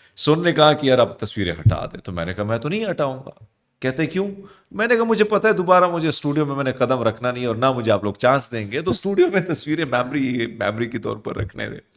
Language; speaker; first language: Urdu; non-native, local second language; Punjabi